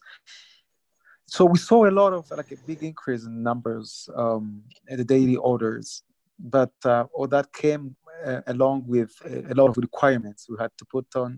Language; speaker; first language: English; non-native, local second language; Kinyarwanda